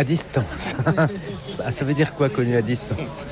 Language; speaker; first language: French; native; French